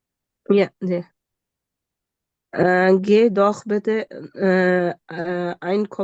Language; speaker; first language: German; non-native, learner; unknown